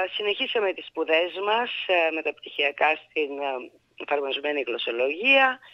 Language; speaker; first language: Greek; early bilingual, heritage; Bulgarian